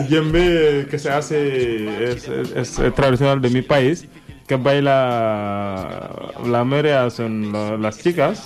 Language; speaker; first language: Spanish; non-native, learner; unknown